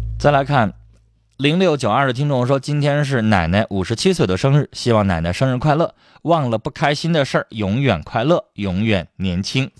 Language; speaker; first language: Chinese; native; Chinese